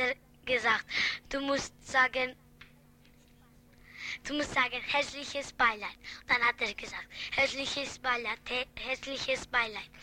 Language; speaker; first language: German; early bilingual, other home language; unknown